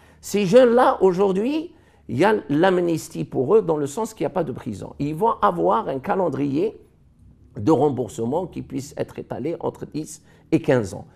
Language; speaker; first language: French; non-native, local second language; Arabic